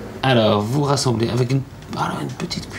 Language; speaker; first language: French; native; French